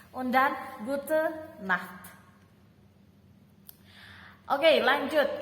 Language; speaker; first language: German; non-native, fluent; Indonesian